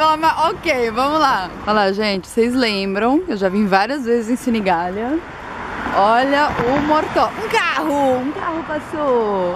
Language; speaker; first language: Portuguese; native; Portuguese